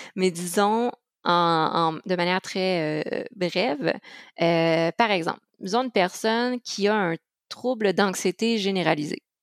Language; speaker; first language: French; native; French